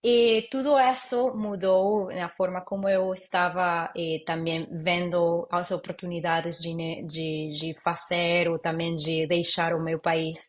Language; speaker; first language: Portuguese; non-native, learner; Spanish